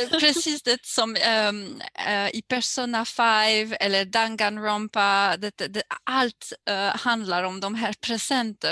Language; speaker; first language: Swedish; non-native, fluent; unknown